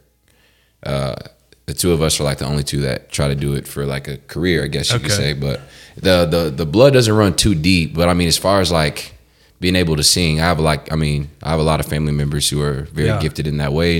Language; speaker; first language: English; native; English